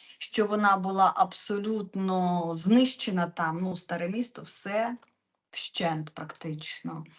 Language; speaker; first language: Ukrainian; non-native, local second language; Russian